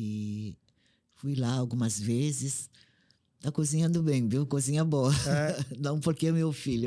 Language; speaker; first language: Portuguese; non-native, fluent; Korean